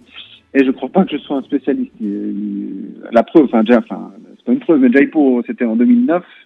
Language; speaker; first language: French; native; French